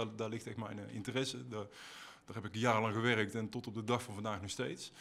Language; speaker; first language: Dutch; native; Dutch